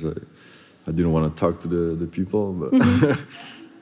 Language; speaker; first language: English; non-native, fluent; French